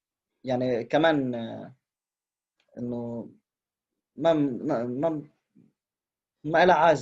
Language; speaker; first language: Arabic; native; Arabic